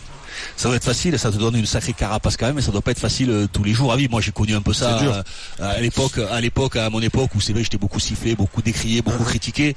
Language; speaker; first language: French; native; French